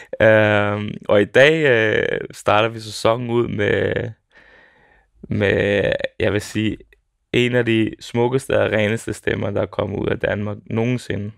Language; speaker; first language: Danish; early bilingual, other home language; Serbian